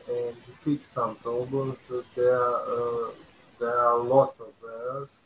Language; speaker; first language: English; non-native, learner; Bosnian